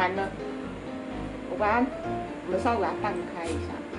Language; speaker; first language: Chinese; native; Chinese